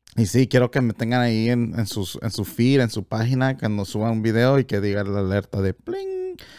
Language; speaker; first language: Spanish; early bilingual, heritage; Spanish